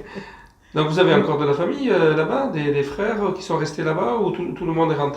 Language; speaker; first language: French; native; French